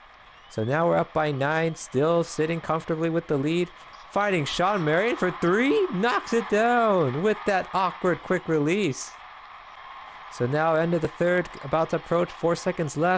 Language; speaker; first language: English; native; English